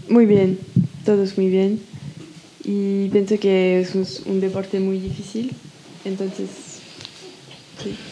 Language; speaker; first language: Spanish; non-native, learner; French